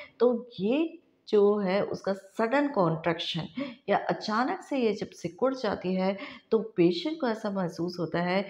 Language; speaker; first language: Hindi; non-native, local second language; Marathi